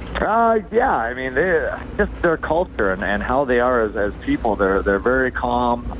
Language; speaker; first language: English; native; English